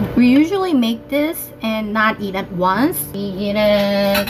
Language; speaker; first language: English; non-native, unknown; Korean